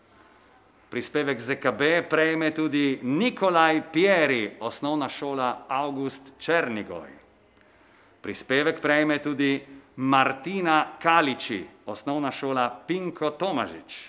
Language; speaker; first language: Slovenian; native; Slovenian